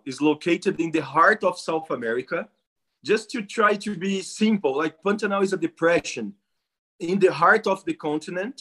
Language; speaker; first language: English; non-native, fluent; Portuguese